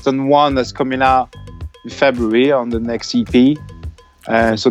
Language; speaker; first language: English; non-native, fluent; French